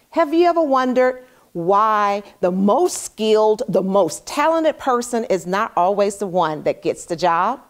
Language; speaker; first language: English; native; English